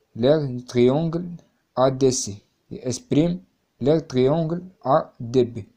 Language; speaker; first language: French; non-native, local second language; Arabic